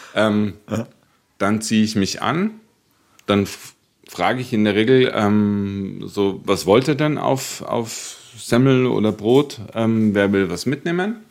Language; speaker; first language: German; native; German